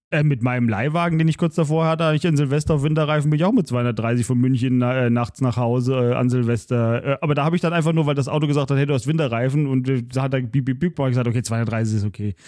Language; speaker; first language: German; native; German